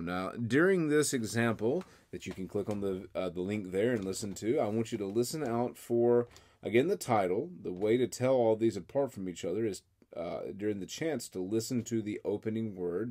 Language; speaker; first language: English; native; English